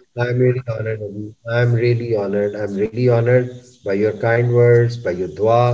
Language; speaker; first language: English; non-native, local second language; Urdu